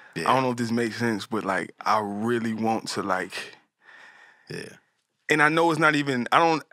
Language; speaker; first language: English; native; English